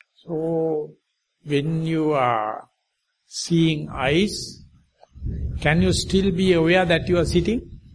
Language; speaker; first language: English; non-native, local second language; Sinhala